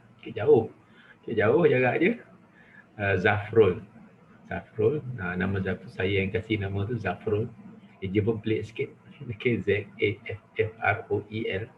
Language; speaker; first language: Malay; native; Malay